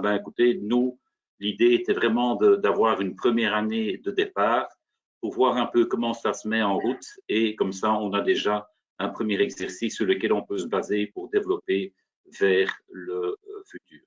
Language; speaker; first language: French; native; French